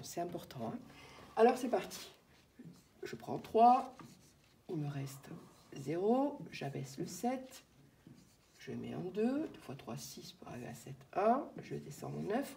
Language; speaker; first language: French; native; French